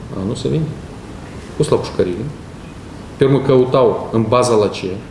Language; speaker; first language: Russian; non-native, local second language; Romanian